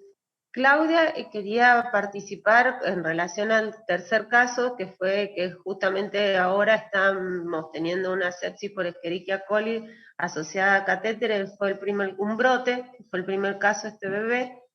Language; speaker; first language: Spanish; native; Spanish